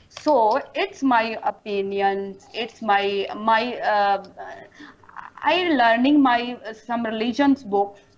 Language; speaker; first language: English; non-native, learner; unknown